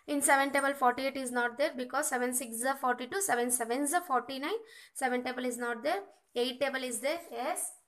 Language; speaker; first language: English; non-native, local second language; Kannada